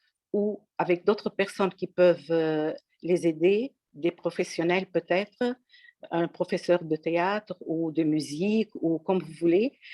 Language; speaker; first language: French; non-native, local second language; Arabic